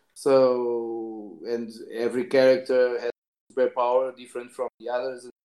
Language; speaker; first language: English; non-native, fluent; Portuguese